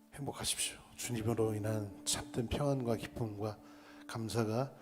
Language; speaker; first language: Korean; native; Korean